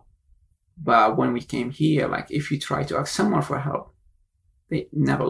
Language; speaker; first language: English; non-native, fluent; Arabic